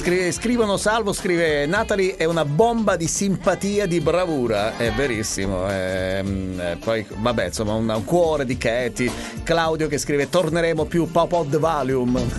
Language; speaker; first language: Italian; native; Italian